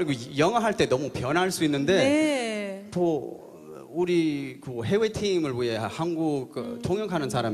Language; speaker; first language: Korean; early bilingual, heritage; English